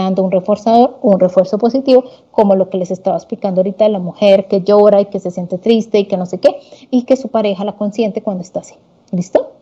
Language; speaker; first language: Spanish; native; Spanish